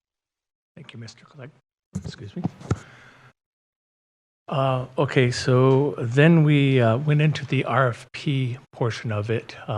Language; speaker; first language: English; native; English